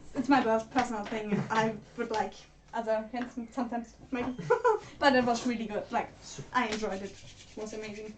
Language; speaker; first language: English; non-native, fluent; German